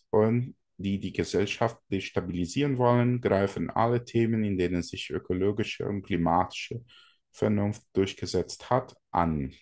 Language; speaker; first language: German; non-native, fluent; Portuguese